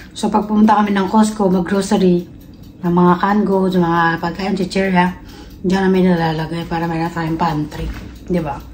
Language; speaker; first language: Filipino; native; Filipino